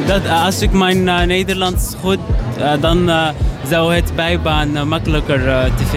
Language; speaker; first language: Dutch; non-native, learner; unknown